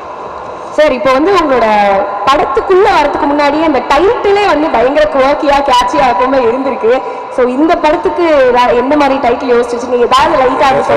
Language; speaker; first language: Tamil; native; Tamil